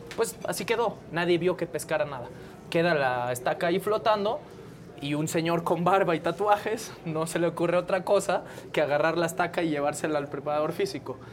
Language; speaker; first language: Spanish; non-native, local second language; Catalan